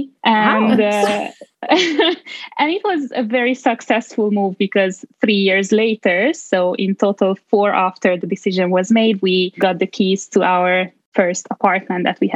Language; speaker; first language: English; non-native, fluent; Hungarian